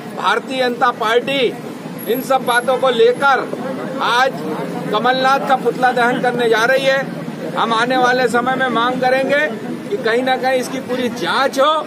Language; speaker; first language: Hindi; native; Hindi